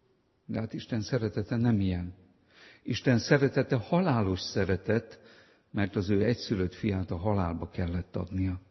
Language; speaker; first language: Hungarian; native; Hungarian